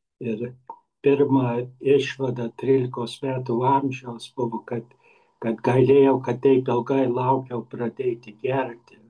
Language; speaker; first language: Lithuanian; early bilingual, heritage; Lithuanian